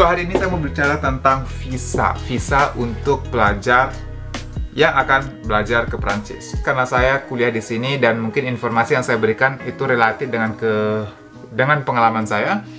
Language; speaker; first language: Indonesian; native; Indonesian